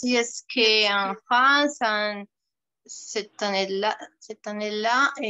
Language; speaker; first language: French; non-native, fluent; Spanish